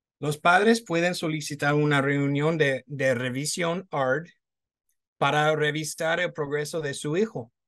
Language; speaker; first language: Spanish; non-native, fluent; English